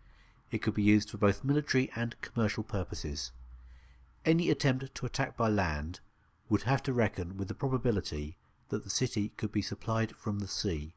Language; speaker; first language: English; native; English